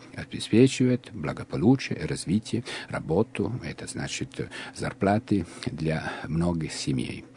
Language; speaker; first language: Russian; non-native, fluent; Italian